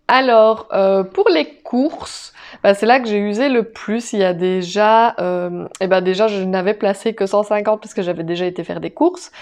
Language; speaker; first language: French; native; French